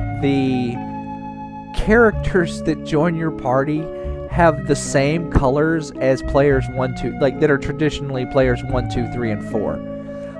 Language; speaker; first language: English; native; English